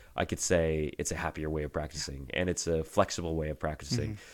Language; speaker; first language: English; native; English